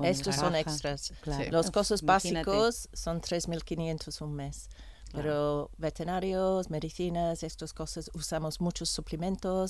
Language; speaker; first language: Spanish; non-native, learner; English